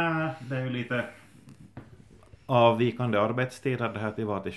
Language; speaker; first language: Swedish; native; Swedish